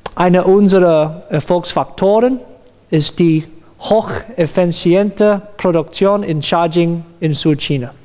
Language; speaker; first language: German; non-native, learner; Cantonese